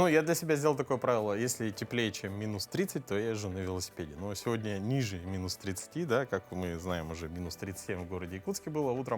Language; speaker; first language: Russian; native; Russian